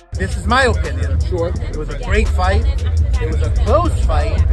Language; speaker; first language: English; native; English